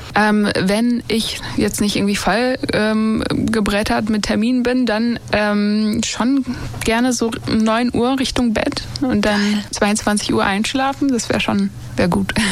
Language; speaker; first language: German; early bilingual, other home language; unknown